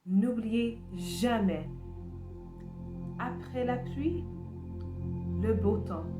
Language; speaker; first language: French; non-native, fluent; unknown